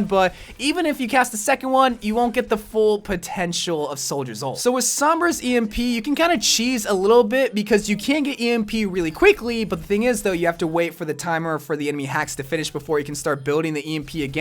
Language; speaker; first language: English; native; English